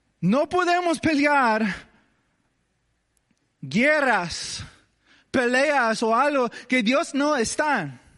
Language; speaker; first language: Spanish; early bilingual, heritage; English